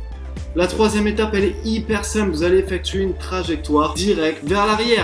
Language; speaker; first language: French; native; French